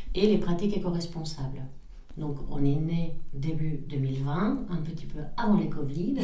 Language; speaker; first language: French; non-native, fluent; Spanish